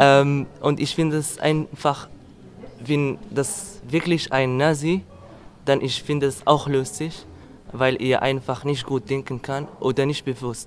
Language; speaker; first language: German; non-native, learner; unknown